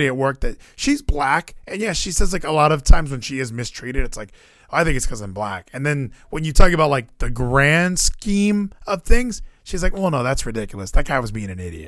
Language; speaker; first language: English; native; English